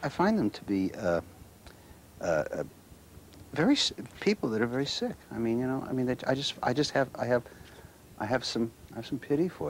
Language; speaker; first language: English; native; English